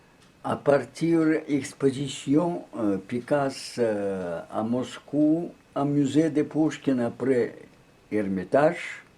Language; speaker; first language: French; non-native, learner; Russian